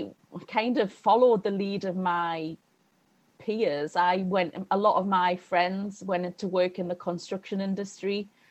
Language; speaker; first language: English; native; English